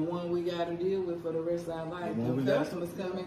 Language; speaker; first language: English; native; English